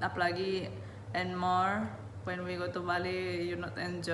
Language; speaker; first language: English; non-native, learner; Indonesian